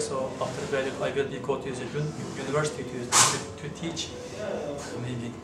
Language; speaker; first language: English; non-native, learner; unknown